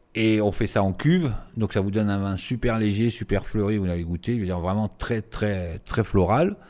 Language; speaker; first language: French; native; French